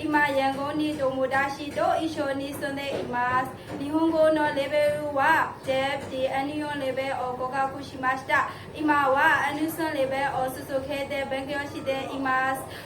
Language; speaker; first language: Japanese; non-native, learner; Burmese